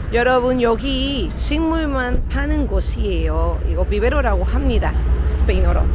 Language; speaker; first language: Korean; non-native, learner; Spanish